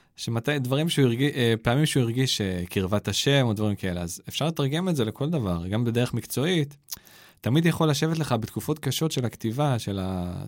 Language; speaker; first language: Hebrew; native; Hebrew